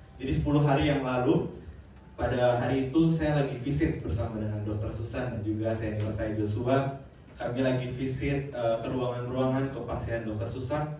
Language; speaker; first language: Indonesian; native; Indonesian